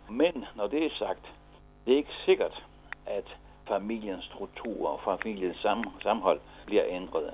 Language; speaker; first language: Danish; non-native, fluent; Italian